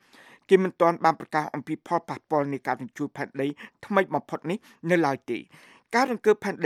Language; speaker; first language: Khmer; native; Khmer